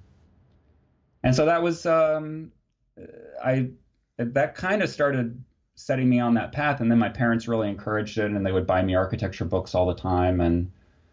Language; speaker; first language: English; native; English